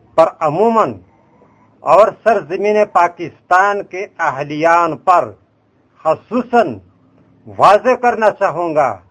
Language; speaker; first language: Urdu; non-native, local second language; Pashto